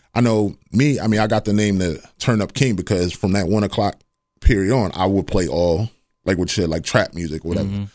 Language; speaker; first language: English; native; English